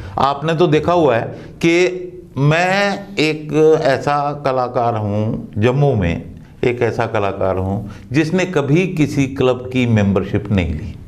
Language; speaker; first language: Hindi; non-native, local second language; Dogri